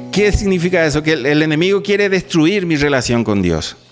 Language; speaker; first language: Spanish; native; Spanish